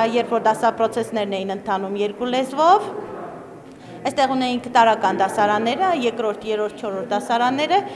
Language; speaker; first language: Armenian; native; Armenian